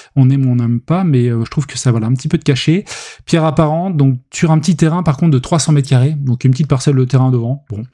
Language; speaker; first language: French; native; French